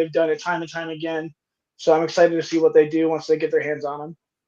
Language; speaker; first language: English; native; English